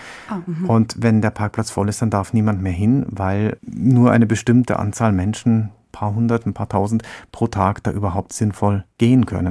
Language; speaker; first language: German; native; German